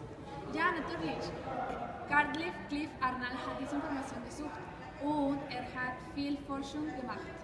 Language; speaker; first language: German; non-native, learner; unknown